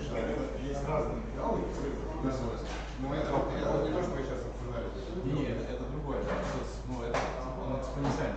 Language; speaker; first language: Russian; native; Russian